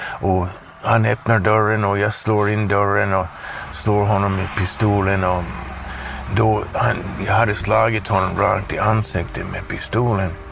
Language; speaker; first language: Swedish; early bilingual, heritage; Swedish